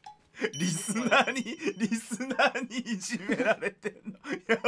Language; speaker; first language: Japanese; native; Japanese